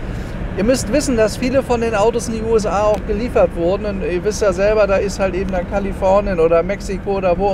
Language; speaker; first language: German; native; German